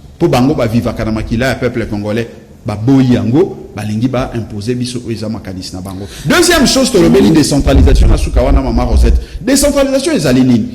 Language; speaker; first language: Lingala; native; Lingala